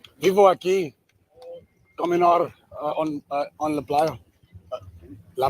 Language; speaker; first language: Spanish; non-native, learner; English